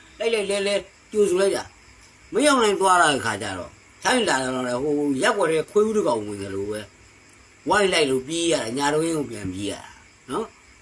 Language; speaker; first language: Burmese; native; Burmese